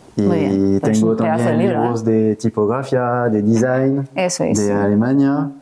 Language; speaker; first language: Spanish; non-native, fluent; French